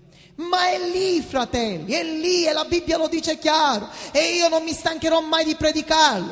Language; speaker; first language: Italian; native; Italian